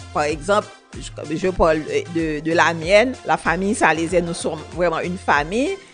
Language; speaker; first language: French; non-native, local second language; Haitian Creole